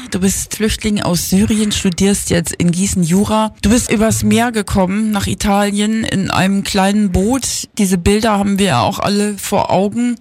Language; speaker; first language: German; native; German